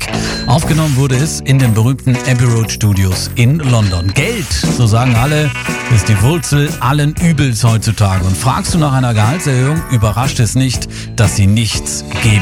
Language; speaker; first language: German; native; German